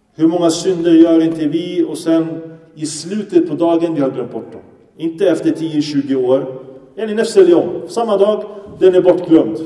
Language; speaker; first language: Swedish; early bilingual, other home language; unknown